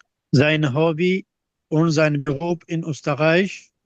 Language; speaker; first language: German; non-native, learner; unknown